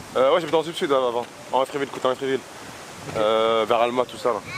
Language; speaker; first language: French; native; French